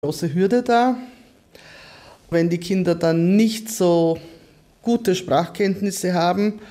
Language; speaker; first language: German; native; German